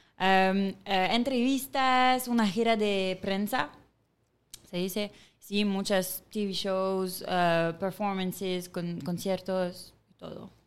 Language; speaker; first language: Spanish; non-native, fluent; French